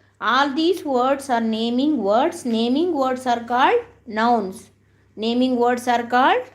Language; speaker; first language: English; non-native, local second language; Kannada